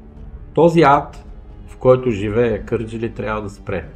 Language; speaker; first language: Bulgarian; native; Bulgarian